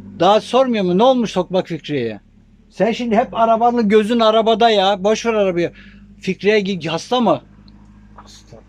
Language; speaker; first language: Turkish; native; Turkish